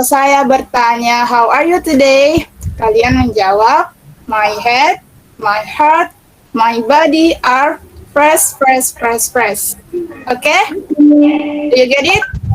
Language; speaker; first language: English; non-native, fluent; Indonesian